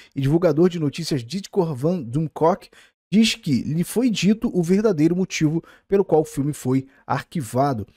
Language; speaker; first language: Portuguese; native; Portuguese